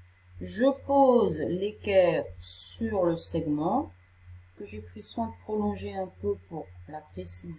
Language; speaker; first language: French; native; French